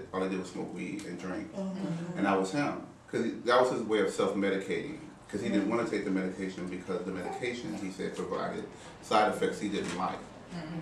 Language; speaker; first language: English; native; English